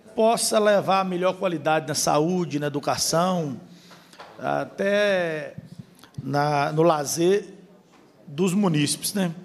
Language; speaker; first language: Portuguese; native; Portuguese